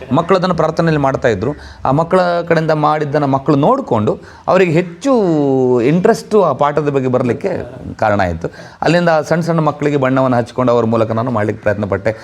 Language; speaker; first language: Kannada; non-native, local second language; Konkani